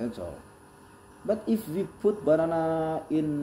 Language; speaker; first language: English; non-native, learner; Indonesian